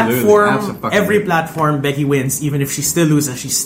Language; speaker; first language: English; non-native, local second language; Filipino